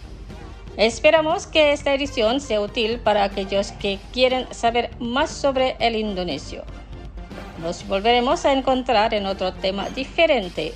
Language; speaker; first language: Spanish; non-native, fluent; Indonesian